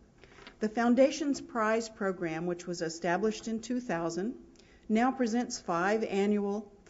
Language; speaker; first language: English; native; English